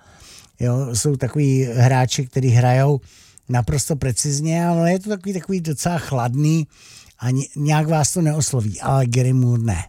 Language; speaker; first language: Czech; native; Czech